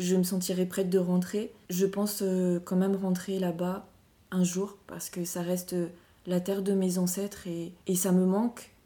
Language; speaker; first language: French; non-native, local second language; Malagasy